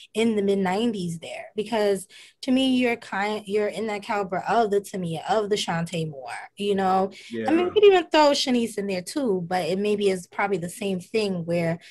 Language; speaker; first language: English; native; English